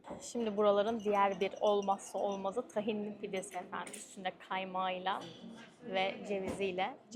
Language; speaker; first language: Turkish; native; Turkish